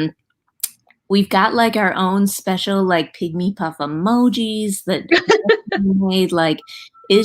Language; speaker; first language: English; native; English